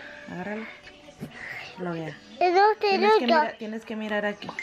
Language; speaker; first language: Spanish; native; Spanish